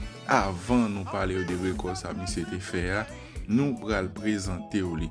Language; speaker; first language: French; non-native, learner; Haitian Creole